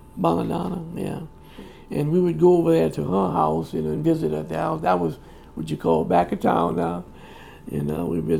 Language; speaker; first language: English; native; English